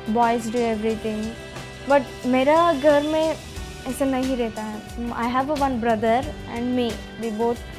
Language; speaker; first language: Hindi; non-native, local second language; Telugu